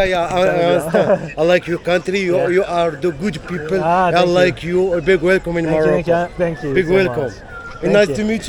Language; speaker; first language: English; non-native, learner; Arabic